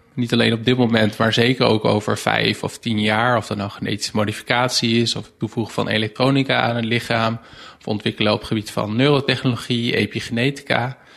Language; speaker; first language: Dutch; native; Dutch